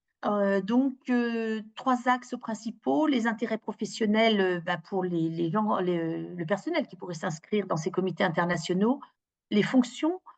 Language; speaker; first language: French; native; French